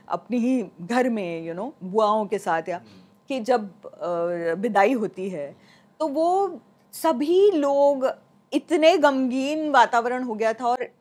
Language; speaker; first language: Hindi; non-native, local second language; Marathi